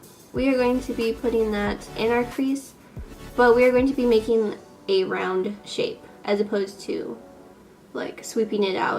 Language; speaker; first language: English; native; English